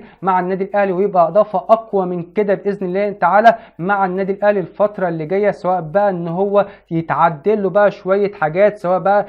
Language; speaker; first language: Arabic; native; Arabic